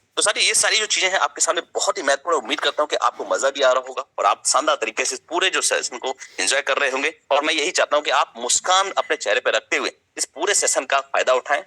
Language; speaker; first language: Hindi; native; Hindi